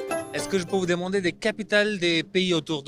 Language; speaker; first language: French; non-native, fluent; English